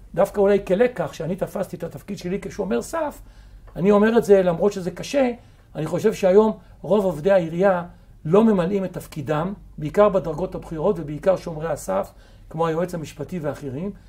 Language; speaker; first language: Hebrew; native; Hebrew